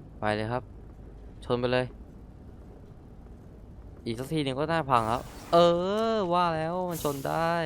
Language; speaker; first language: Thai; native; Thai